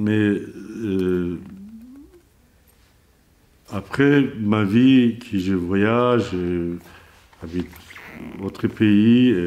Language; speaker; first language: French; non-native, learner; Azerbaijani